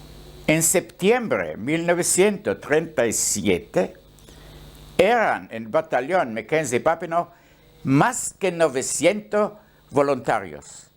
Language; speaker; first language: Spanish; non-native, learner; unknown